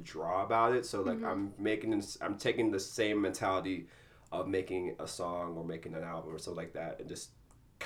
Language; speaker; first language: English; early bilingual, other home language; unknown